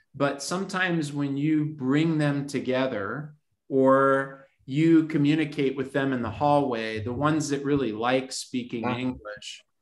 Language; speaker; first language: English; native; English